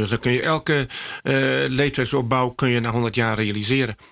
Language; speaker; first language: Dutch; native; Dutch